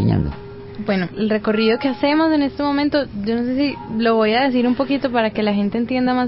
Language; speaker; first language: Spanish; native; Spanish